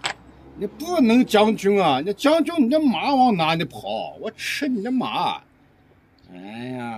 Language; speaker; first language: Chinese; native; Chinese